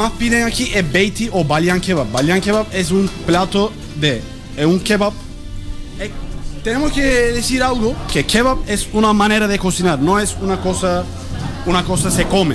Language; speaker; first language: Spanish; non-native, learner; Turkish